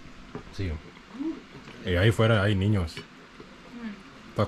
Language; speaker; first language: Spanish; non-native, learner; Swahili